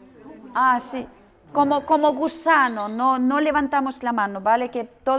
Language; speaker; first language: Spanish; non-native, learner; Russian